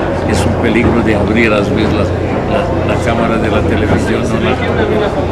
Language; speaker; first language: Spanish; non-native, fluent; Hungarian